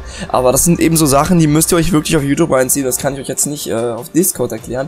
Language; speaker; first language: German; native; German